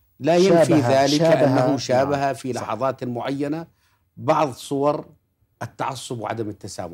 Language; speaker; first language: Arabic; native; Arabic